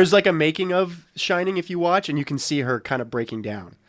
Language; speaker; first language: English; native; English